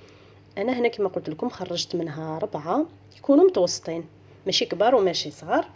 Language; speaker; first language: Arabic; native; Arabic